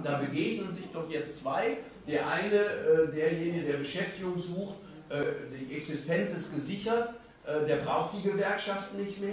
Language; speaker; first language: German; native; German